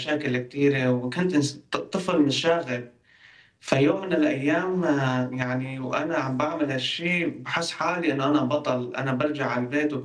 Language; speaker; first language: Arabic; non-native, local second language; Kurdish